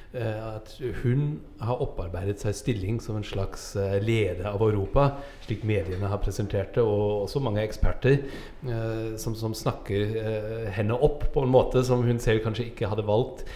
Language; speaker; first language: Norwegian; non-native, fluent; German